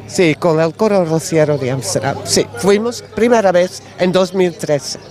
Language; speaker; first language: Spanish; non-native, learner; Dutch